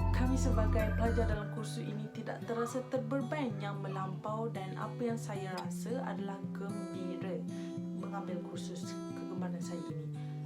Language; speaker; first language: Malay; native; Malay